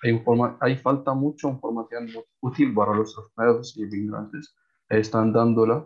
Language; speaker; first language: Spanish; non-native, learner; Arabic